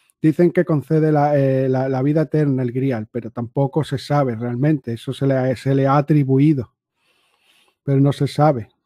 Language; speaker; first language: Spanish; native; Spanish